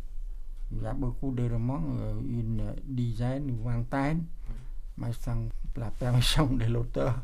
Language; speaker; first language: French; non-native, fluent; Khmer